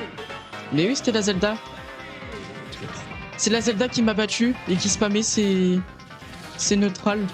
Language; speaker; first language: French; native; French